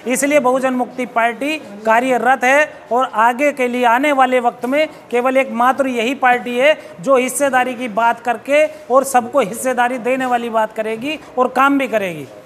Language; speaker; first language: Hindi; native; Hindi